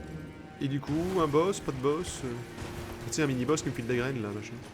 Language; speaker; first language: French; native; French